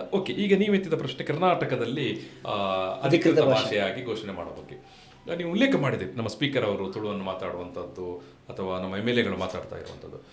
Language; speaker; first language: Kannada; non-native, local second language; Tulu